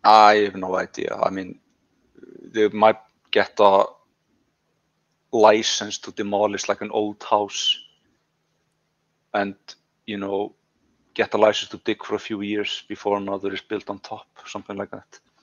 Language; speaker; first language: English; non-native, fluent; Icelandic